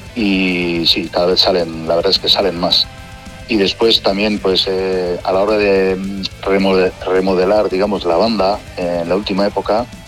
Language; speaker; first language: Spanish; non-native, local second language; Basque